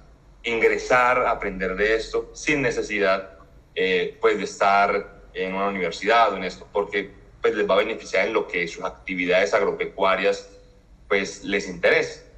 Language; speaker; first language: Spanish; native; Spanish